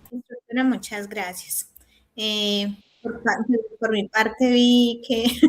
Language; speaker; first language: Spanish; native; Spanish